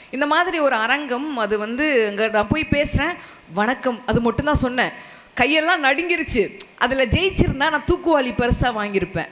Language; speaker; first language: Tamil; non-native, local second language; Telugu